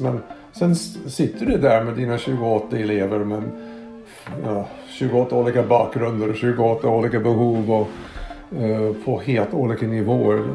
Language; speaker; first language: Swedish; non-native, fluent; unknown